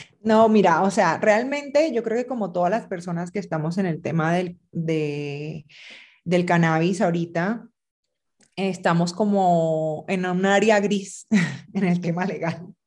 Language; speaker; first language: Spanish; native; Spanish